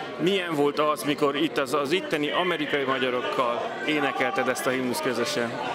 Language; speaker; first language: Hungarian; native; Hungarian